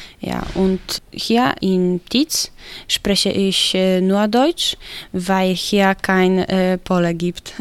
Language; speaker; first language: German; non-native, learner; Polish